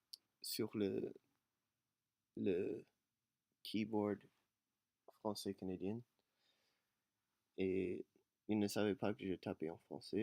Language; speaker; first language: French; non-native, learner; English